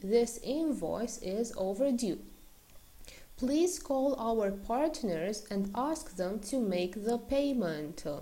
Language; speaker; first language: English; non-native, fluent; Romanian